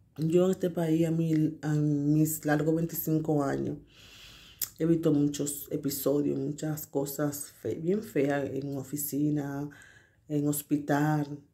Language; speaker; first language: Spanish; native; Spanish